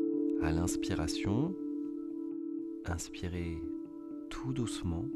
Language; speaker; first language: French; native; French